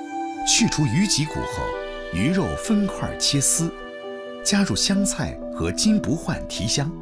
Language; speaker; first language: Chinese; native; Chinese